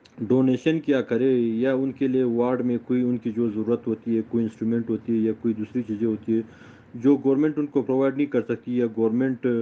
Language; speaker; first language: Urdu; non-native, local second language; Pashto